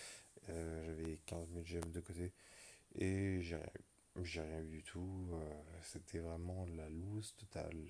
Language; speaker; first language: French; native; French